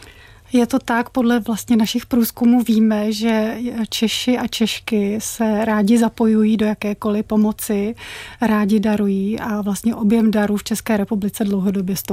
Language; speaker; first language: Czech; native; Czech